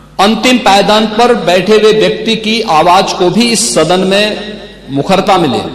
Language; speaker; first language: Hindi; native; Hindi